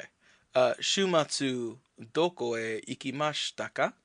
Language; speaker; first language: Japanese; non-native, learner; English